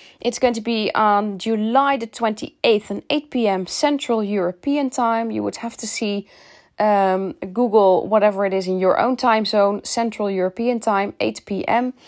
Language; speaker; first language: English; non-native, fluent; Dutch